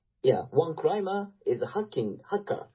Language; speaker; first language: English; non-native, learner; Japanese